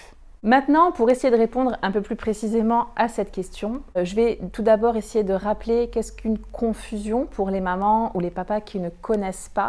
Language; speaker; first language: French; native; French